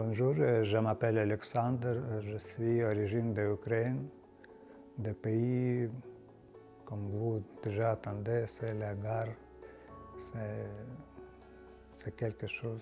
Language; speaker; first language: French; non-native, learner; Ukrainian